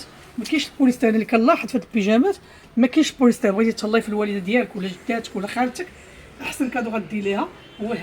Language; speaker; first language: Arabic; native; Arabic